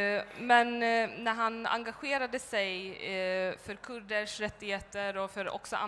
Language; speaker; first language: Swedish; early bilingual, other home language; Turkish